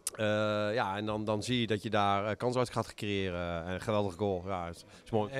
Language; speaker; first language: Dutch; native; Dutch